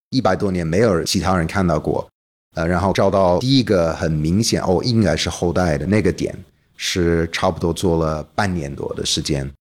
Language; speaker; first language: Chinese; non-native, fluent; English